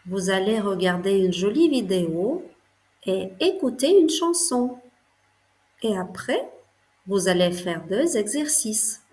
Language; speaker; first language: French; non-native, fluent; Ukrainian